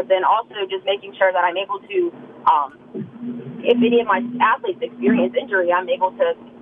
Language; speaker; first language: English; native; English